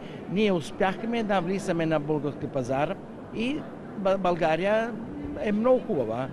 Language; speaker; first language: Bulgarian; non-native, fluent; Italian